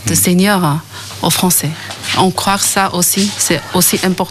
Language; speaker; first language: French; non-native, learner; Chinese